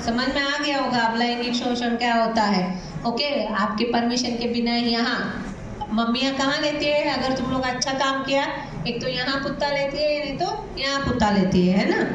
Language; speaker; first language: Hindi; non-native, local second language; Marathi